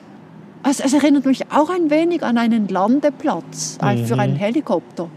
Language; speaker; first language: German; native; German